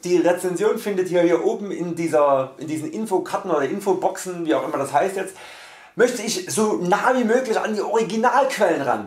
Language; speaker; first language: German; native; German